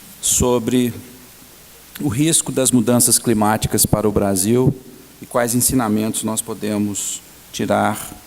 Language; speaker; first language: Portuguese; native; Portuguese